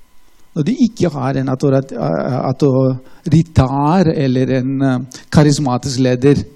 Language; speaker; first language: Norwegian; non-native, fluent; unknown